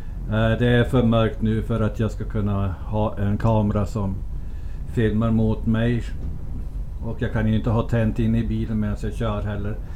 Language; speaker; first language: Swedish; native; Swedish